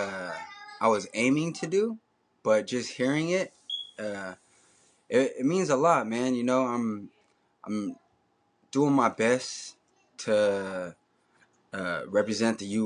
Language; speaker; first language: English; native; English